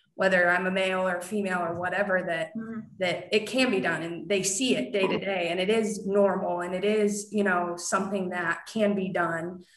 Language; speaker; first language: English; native; English